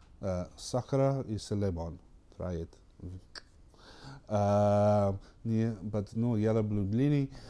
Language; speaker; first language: Russian; non-native, learner; English